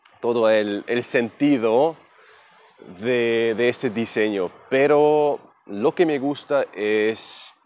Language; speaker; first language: Spanish; non-native, fluent; German